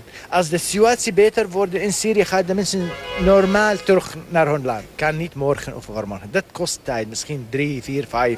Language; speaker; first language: Dutch; non-native, learner; Arabic